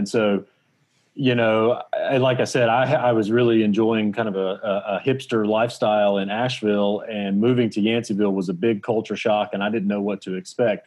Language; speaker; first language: English; native; English